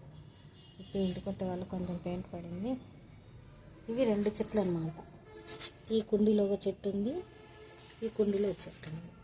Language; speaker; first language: Telugu; native; Telugu